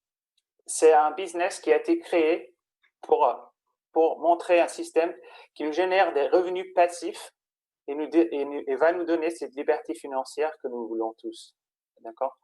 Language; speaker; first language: French; non-native, fluent; Spanish